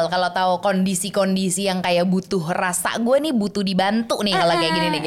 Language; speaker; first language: Indonesian; non-native, fluent; German